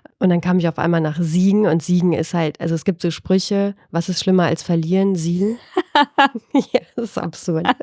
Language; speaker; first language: German; early bilingual, other home language; Albanian